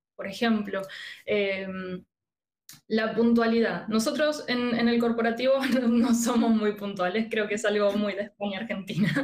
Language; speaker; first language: Spanish; native; Spanish